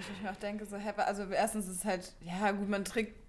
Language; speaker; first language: German; early bilingual, other home language; Vietnamese